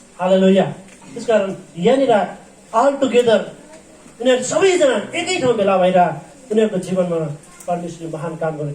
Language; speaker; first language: Nepali; non-native, local second language; Eastern Tamang